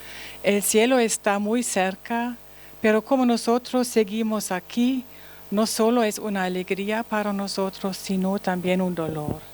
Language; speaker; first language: Spanish; non-native, learner; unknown